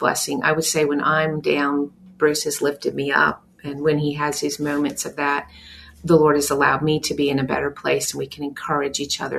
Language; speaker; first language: English; native; English